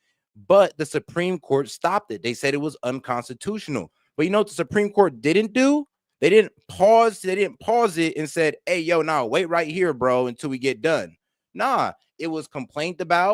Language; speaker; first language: English; native; English